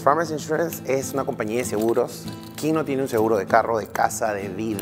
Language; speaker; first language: Spanish; native; Spanish